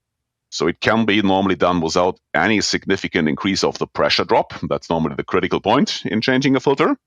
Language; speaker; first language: English; non-native, fluent; German